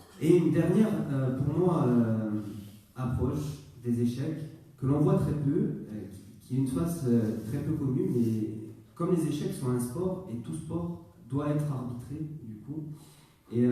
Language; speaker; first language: French; native; French